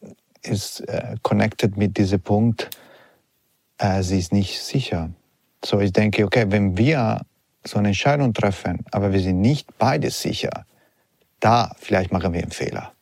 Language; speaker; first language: German; non-native, learner; Italian